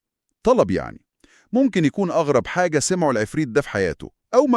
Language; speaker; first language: Arabic; native; Arabic